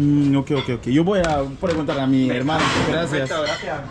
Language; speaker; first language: Spanish; non-native, learner; Korean